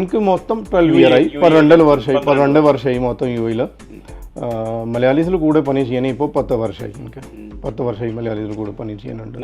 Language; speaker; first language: Malayalam; non-native, fluent; Punjabi